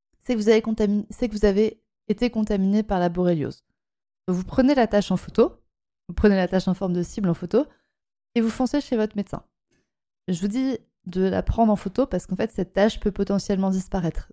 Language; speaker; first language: French; native; French